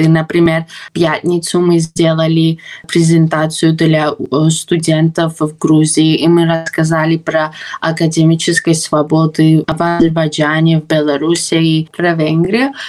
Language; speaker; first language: Russian; non-native, fluent; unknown